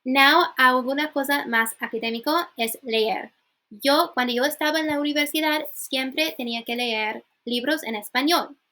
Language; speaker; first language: Spanish; non-native, learner; English